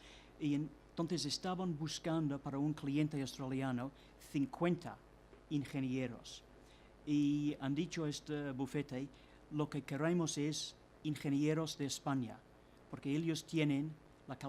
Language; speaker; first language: Spanish; non-native, fluent; English